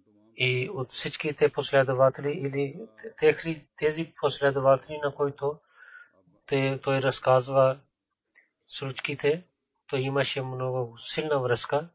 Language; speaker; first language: Bulgarian; non-native, learner; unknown